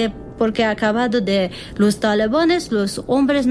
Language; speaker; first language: Spanish; non-native, learner; Persian